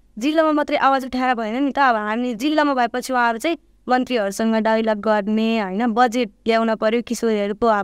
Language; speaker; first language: Nepali; non-native, local second language; Bhojpuri